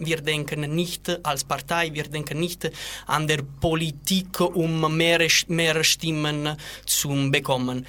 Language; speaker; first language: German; non-native, learner; Italian